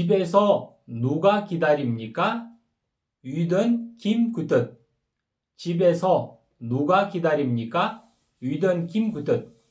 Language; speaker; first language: Korean; non-native, fluent; Kyrgyz